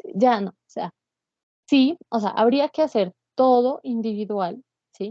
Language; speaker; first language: Spanish; native; Spanish